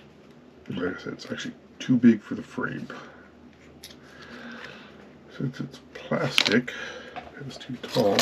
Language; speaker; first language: English; native; English